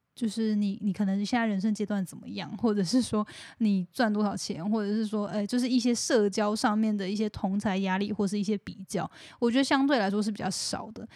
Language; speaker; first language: Chinese; native; Chinese